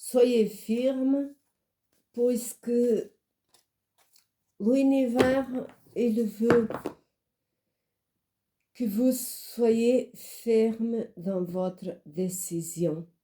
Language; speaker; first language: French; non-native, fluent; Portuguese